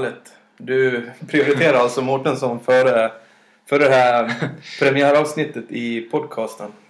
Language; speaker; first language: Swedish; native; Swedish